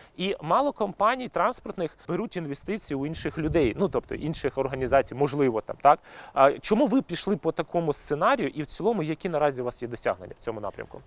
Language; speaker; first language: Ukrainian; non-native, local second language; Russian